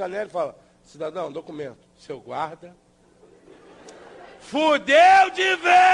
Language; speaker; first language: Portuguese; native; Portuguese